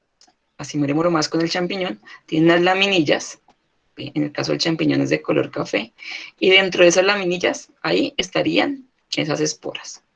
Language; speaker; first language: Spanish; native; Spanish